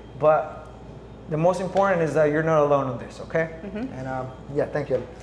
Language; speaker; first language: English; non-native, fluent; Spanish